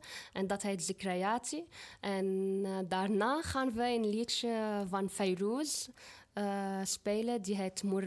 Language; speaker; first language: Dutch; non-native, fluent; Arabic